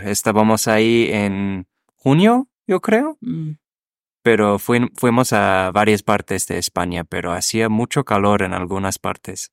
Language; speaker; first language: Spanish; non-native, fluent; English